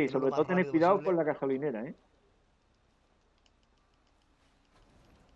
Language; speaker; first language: Spanish; native; Spanish